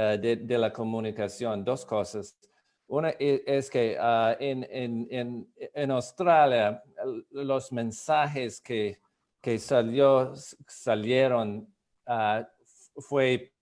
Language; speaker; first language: Spanish; non-native, fluent; English